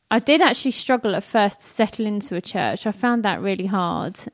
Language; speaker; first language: English; native; English